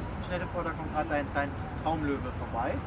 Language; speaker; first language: German; native; German